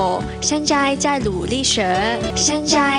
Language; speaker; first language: Chinese; non-native, local second language; Cantonese